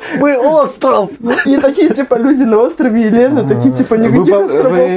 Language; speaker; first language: Russian; native; Russian